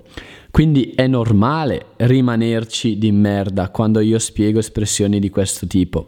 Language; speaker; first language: Italian; native; Italian